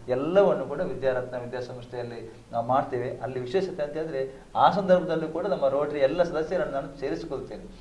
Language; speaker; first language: Kannada; non-native, local second language; Tulu